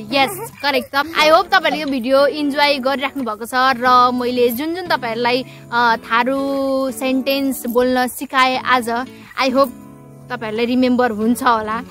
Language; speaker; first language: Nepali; non-native, local second language; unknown